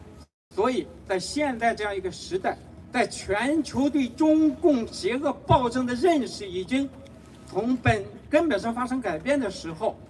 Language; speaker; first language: Chinese; native; Chinese